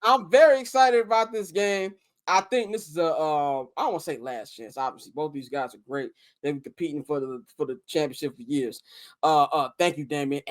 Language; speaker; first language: English; native; English